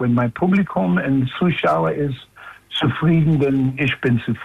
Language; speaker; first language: German; non-native, learner; English